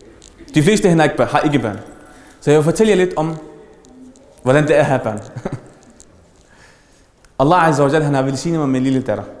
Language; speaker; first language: Danish; early bilingual, other home language; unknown